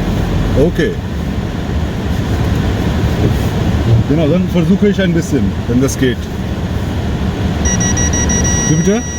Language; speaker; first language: German; non-native, learner; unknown